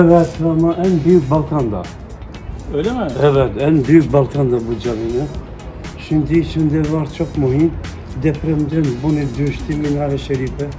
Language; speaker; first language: Turkish; non-native, learner; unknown